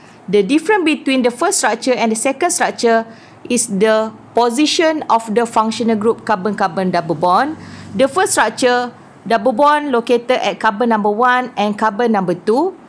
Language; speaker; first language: English; non-native, local second language; Malay